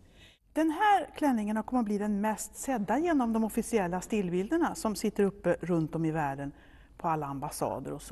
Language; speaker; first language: Swedish; native; Swedish